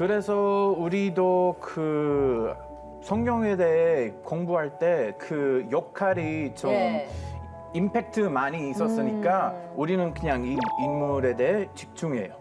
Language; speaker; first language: Korean; non-native, fluent; Hebrew